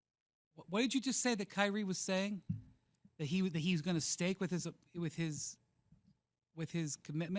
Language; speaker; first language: English; native; English